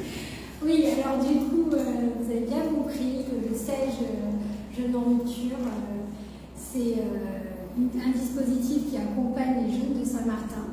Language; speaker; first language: French; native; French